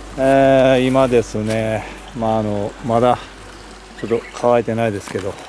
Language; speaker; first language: Japanese; native; Japanese